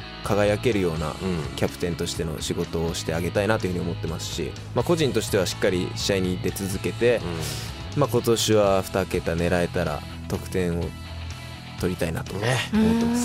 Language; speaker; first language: Japanese; native; Japanese